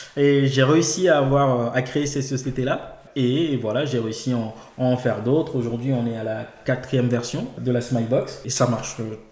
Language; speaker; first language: French; non-native, local second language; Ewe